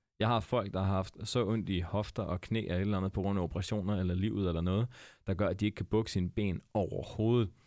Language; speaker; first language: Danish; native; Danish